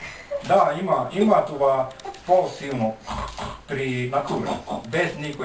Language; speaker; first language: Bulgarian; non-native, learner; Finnish